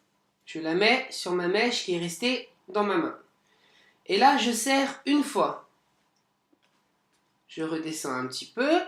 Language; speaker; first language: French; native; French